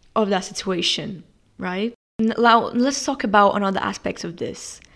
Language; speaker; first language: English; non-native, fluent; Portuguese